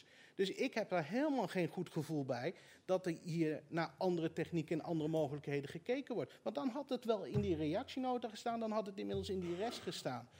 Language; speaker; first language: Dutch; native; Dutch